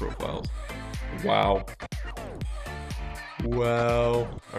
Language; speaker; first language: English; native; English